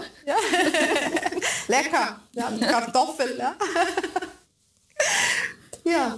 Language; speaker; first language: German; non-native, fluent; Arabic